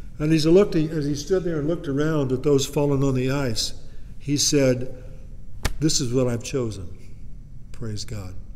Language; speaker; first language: English; native; English